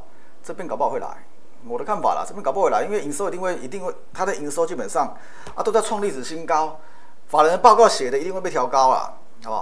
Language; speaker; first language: Chinese; native; Chinese